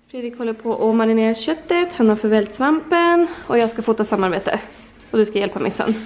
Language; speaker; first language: Swedish; native; Swedish